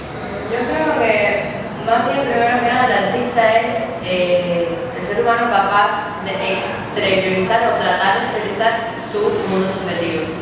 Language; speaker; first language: Spanish; native; Spanish